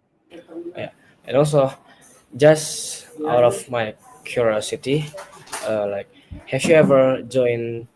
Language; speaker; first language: English; non-native, learner; Indonesian